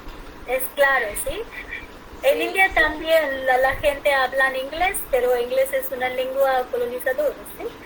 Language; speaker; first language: Spanish; non-native, fluent; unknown